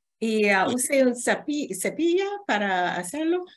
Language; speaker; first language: Spanish; non-native, learner; English